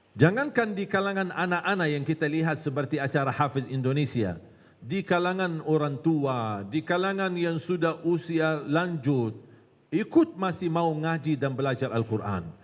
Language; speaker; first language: Malay; non-native, fluent; Arabic